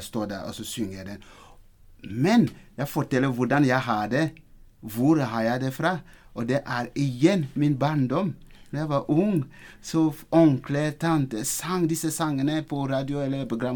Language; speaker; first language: Norwegian; non-native, fluent; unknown